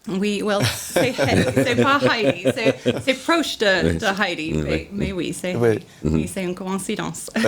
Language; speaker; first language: French; non-native, learner; English